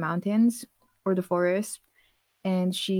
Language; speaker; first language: English; non-native, local second language; Filipino